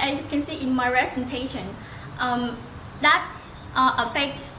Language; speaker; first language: English; non-native, learner; Vietnamese